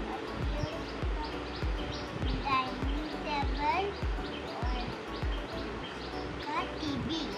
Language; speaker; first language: Hindi; native; Hindi